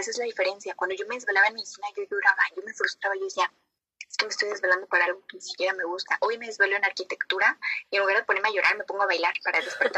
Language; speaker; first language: Spanish; native; Spanish